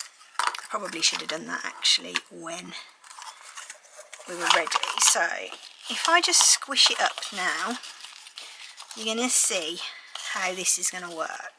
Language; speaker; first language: English; native; English